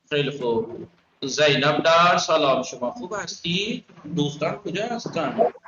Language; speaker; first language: Persian; non-native, fluent; Urdu